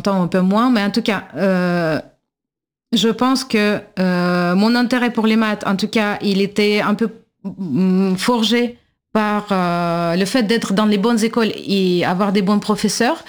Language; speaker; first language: French; non-native, fluent; Russian